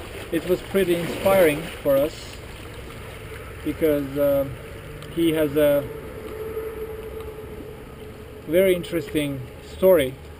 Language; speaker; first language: English; non-native, fluent; Turkish